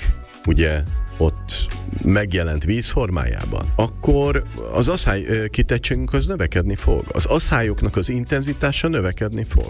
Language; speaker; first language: Hungarian; native; Hungarian